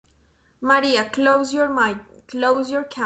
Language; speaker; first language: English; non-native, fluent; Spanish